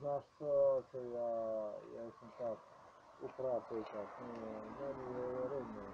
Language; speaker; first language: Polish; non-native, learner; Ukrainian